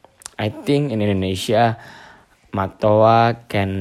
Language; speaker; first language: English; non-native, learner; Indonesian